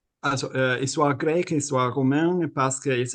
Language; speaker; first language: French; non-native, fluent; Italian